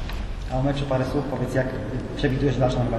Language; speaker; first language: Polish; native; Polish